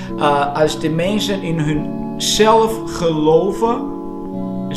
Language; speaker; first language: Dutch; non-native, fluent; Portuguese